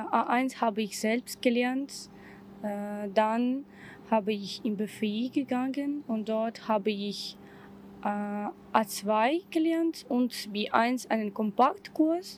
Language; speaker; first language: German; non-native, fluent; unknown